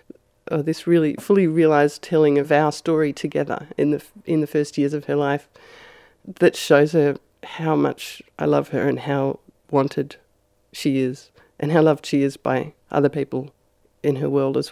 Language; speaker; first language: English; native; English